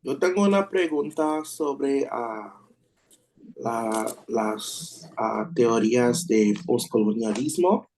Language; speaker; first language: Spanish; non-native, learner; English